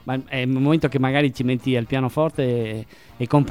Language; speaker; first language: Italian; native; Italian